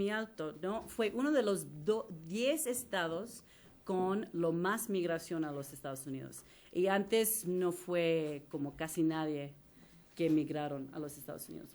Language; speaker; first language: Spanish; non-native, fluent; English